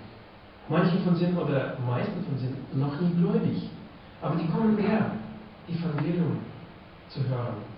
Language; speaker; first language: German; non-native, fluent; Russian